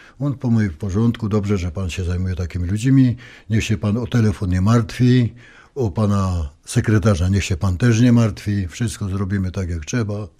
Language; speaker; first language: Polish; native; Polish